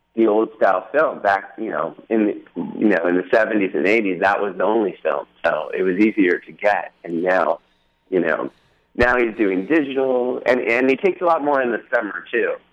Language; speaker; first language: English; native; English